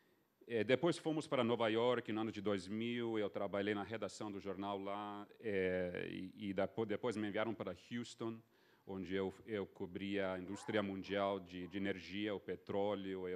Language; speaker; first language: Portuguese; non-native, fluent; English